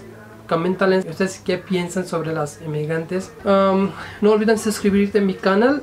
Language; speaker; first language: Spanish; non-native, fluent; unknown